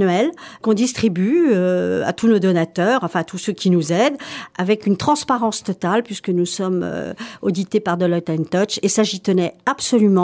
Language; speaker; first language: French; native; French